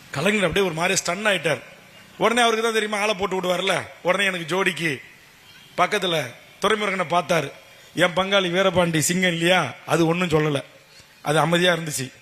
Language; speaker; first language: Tamil; native; Tamil